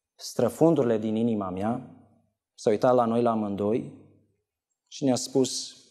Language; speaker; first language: Romanian; native; Romanian